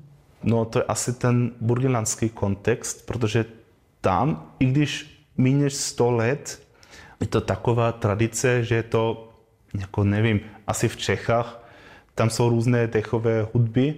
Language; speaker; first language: Czech; non-native, fluent; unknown